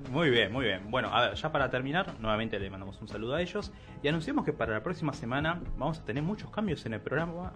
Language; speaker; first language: Spanish; native; Spanish